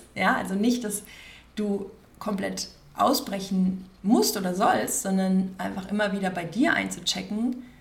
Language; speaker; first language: German; native; German